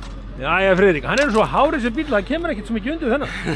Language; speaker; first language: Icelandic; native; Icelandic